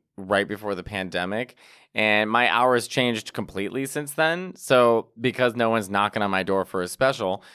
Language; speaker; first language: English; native; English